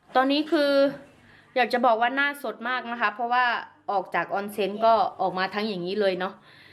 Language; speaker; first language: Thai; native; Thai